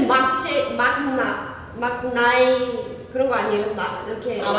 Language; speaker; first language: Korean; non-native, learner; Portuguese